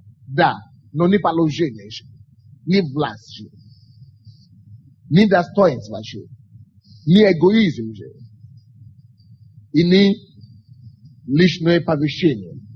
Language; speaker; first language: Russian; non-native, fluent; Yoruba